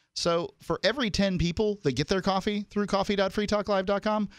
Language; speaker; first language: English; native; English